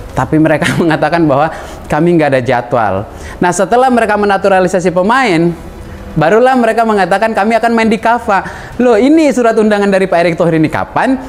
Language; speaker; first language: Indonesian; native; Indonesian